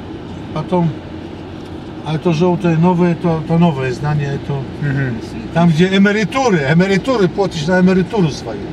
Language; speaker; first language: Russian; non-native, learner; Polish